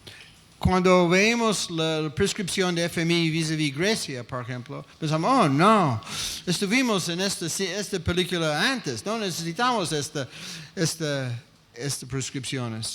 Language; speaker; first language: Spanish; non-native, fluent; English